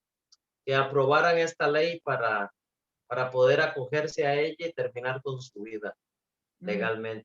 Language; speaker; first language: Spanish; non-native, fluent; Portuguese